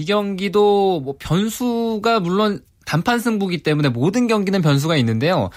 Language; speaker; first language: Korean; native; Korean